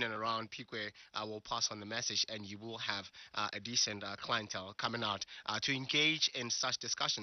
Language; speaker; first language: English; non-native, local second language; Tswana